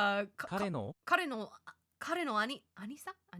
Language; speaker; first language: Japanese; non-native, learner; English